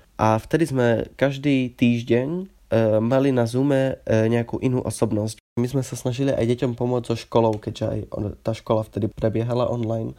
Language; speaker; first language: Slovak; native; Slovak